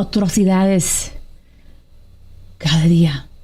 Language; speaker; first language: Spanish; non-native, fluent; Arabic